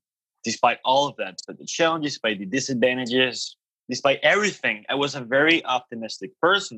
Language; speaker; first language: English; non-native, fluent; Spanish